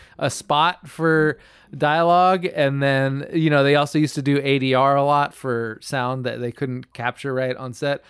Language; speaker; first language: English; native; English